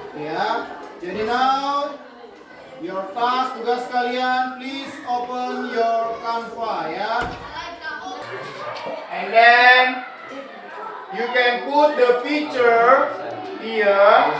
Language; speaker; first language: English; non-native, fluent; Indonesian